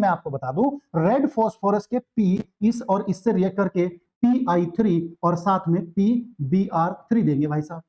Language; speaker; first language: Hindi; native; Hindi